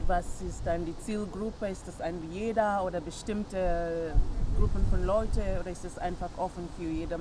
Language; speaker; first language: German; non-native, fluent; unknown